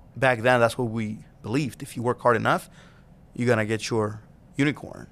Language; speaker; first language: English; non-native, fluent; Russian